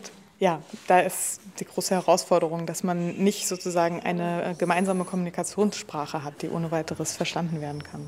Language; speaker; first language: German; native; German